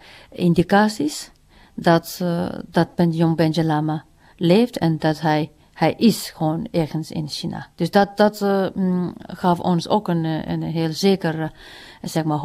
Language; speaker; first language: Dutch; non-native, fluent; Tibetan